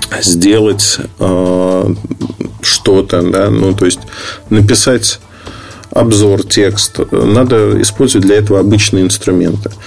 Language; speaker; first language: Russian; native; Russian